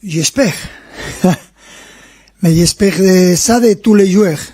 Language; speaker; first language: French; non-native, fluent; Spanish